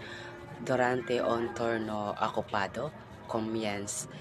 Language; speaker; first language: Spanish; non-native, learner; Cebuano